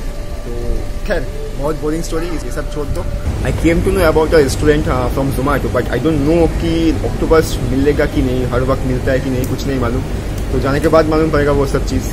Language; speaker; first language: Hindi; non-native, local second language; Bangla